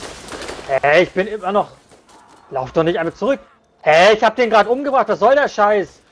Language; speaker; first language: German; native; German